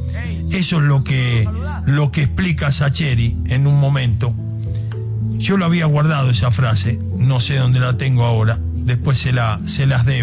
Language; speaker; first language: Spanish; native; Spanish